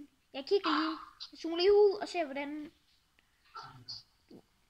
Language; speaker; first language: Danish; early bilingual, other home language; Arabic